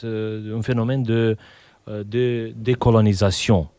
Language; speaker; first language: French; non-native, fluent; Romanian